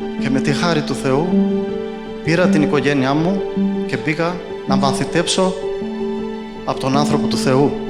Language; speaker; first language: Greek; non-native, fluent; Albanian